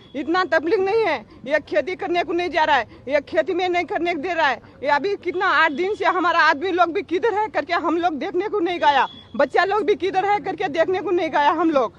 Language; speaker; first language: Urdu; non-native, local second language; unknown